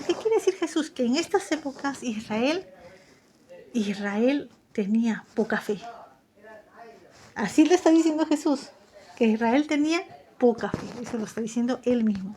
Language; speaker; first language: Spanish; native; Spanish